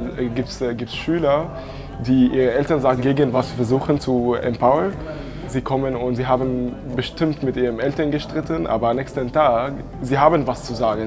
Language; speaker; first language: German; non-native, learner; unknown